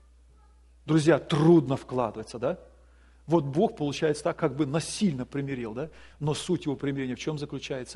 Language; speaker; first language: Russian; native; Russian